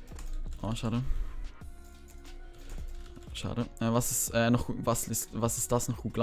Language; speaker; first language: German; native; German